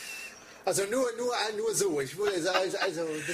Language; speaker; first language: German; non-native, fluent; English